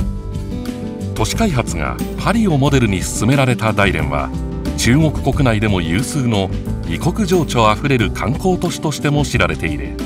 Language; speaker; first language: Japanese; native; Japanese